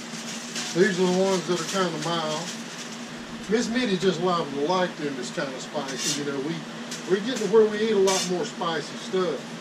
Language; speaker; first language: English; native; English